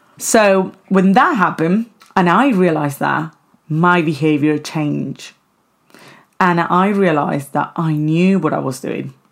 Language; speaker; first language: English; non-native, fluent; Spanish